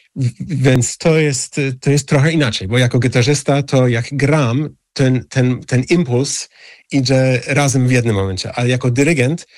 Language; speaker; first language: Polish; non-native, fluent; English